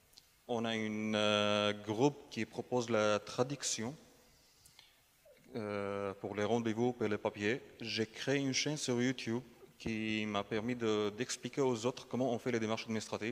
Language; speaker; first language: French; non-native, fluent; Arabic